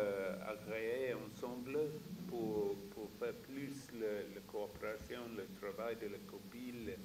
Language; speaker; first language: French; non-native, fluent; English